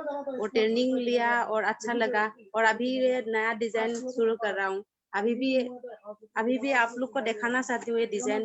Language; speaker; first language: Hindi; non-native, local second language; Assamese